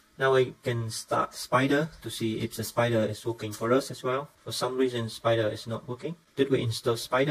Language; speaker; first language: English; non-native, fluent; Vietnamese